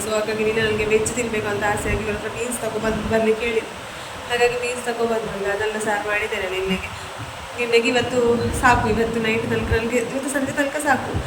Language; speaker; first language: Kannada; non-native, local second language; Tulu